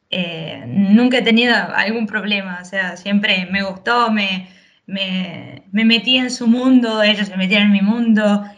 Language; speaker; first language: Spanish; native; Spanish